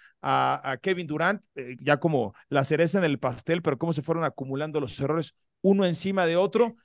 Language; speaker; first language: Spanish; native; Spanish